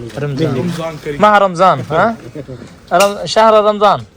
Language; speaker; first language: Arabic; non-native, learner; Urdu